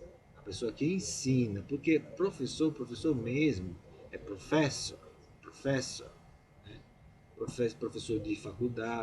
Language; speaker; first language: Portuguese; non-native, fluent; Italian